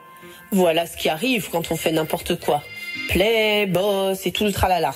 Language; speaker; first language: French; native; French